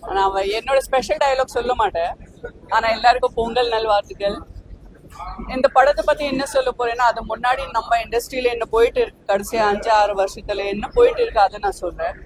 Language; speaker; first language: Tamil; non-native, fluent; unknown